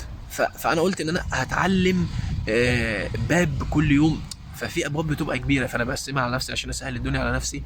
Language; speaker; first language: Arabic; native; Arabic